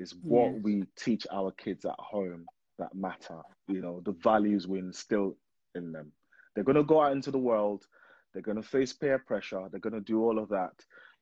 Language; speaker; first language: English; non-native, local second language; Yoruba